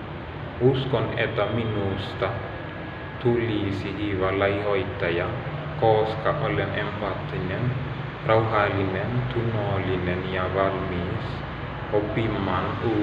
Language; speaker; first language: Finnish; non-native, learner; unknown